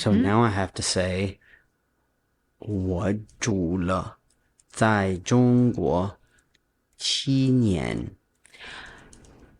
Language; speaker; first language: Chinese; non-native, learner; English